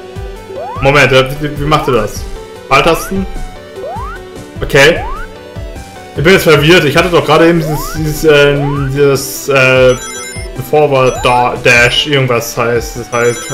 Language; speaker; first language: German; native; German